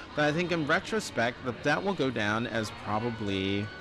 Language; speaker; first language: English; native; English